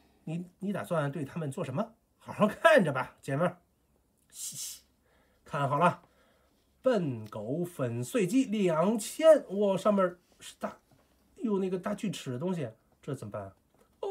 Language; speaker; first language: Chinese; native; Chinese